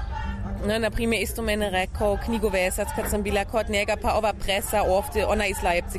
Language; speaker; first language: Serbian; non-native, learner; German